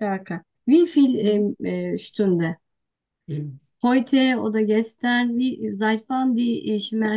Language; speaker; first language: German; non-native, learner; Turkish